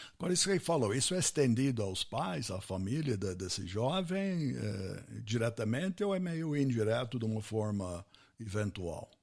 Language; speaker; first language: Portuguese; non-native, fluent; English